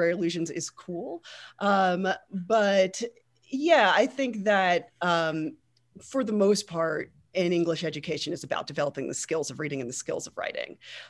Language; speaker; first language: English; native; English